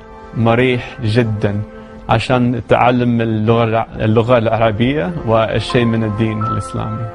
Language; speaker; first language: Arabic; non-native, learner; English